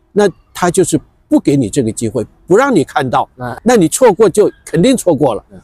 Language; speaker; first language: Chinese; native; Chinese